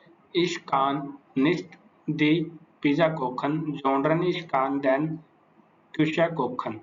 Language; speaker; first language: German; non-native, learner; Hindi